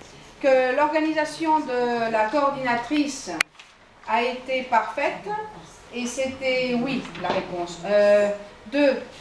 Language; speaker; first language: French; non-native, fluent; Spanish